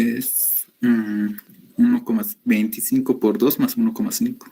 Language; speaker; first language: Spanish; native; Spanish